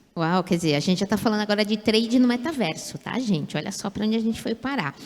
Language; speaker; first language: Portuguese; native; Portuguese